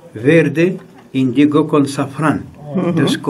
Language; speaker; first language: Spanish; non-native, learner; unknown